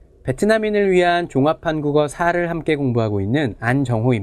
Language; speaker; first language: Korean; native; Korean